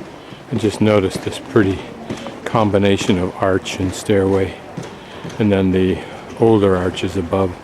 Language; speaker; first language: English; native; English